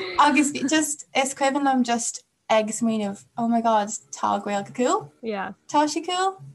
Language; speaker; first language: Irish; non-native, local second language; English